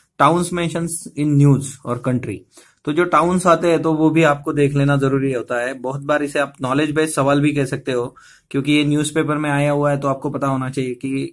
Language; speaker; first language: Hindi; non-native, local second language; Marathi